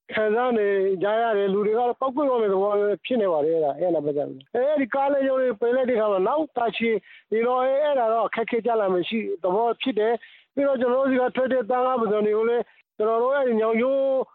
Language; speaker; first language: Burmese; native; Burmese